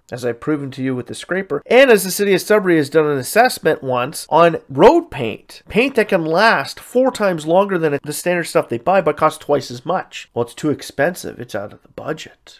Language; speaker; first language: English; native; English